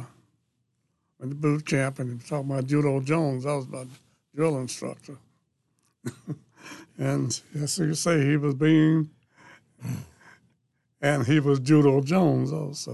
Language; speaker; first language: English; native; English